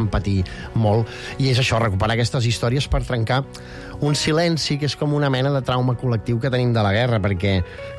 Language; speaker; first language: Catalan; native; Catalan